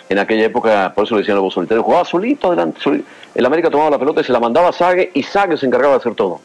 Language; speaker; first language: Spanish; native; Spanish